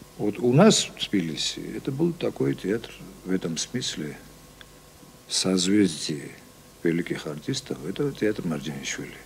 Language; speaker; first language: Russian; non-native, local second language; Georgian